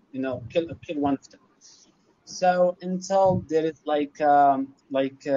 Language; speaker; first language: English; non-native, learner; Arabic